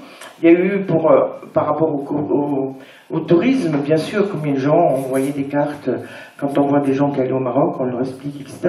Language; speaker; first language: French; native; French